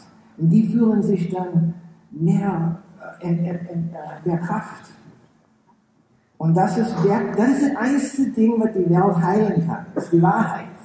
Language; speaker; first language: German; early bilingual, heritage; English